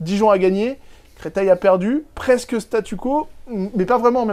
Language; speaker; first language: French; native; French